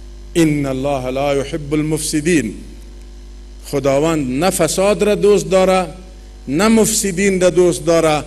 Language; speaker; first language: Persian; non-native, local second language; Pashto